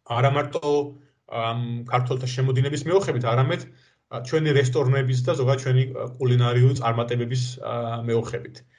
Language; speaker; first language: Georgian; native; Georgian